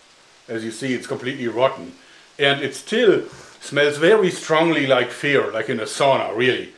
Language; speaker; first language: English; non-native, fluent; German